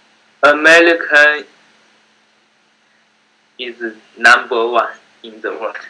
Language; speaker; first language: English; non-native, learner; Chinese